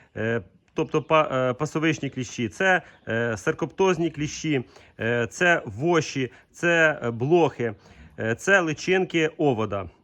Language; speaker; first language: Ukrainian; non-native, local second language; Russian